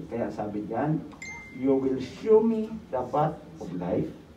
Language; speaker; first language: English; non-native, local second language; Filipino